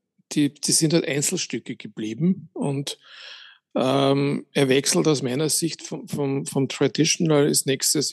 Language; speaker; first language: German; native; German